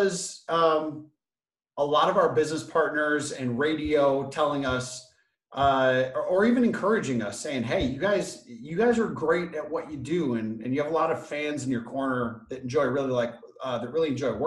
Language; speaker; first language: English; native; English